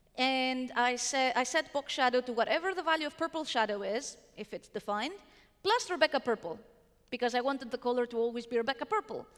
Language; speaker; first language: English; non-native, fluent; Greek